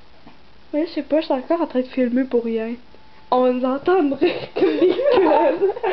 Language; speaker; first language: French; native; French